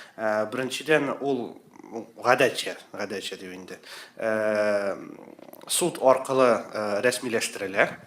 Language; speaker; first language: Tatar; native; Tatar